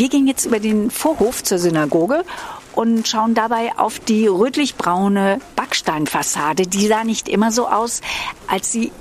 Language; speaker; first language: German; native; German